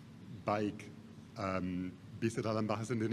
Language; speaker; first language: Indonesian; non-native, fluent; English